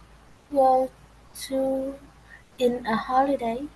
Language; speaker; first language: English; non-native, learner; Vietnamese